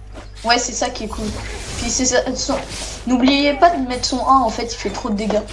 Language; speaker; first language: French; native; French